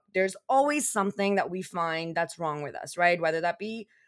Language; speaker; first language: English; early bilingual, other home language; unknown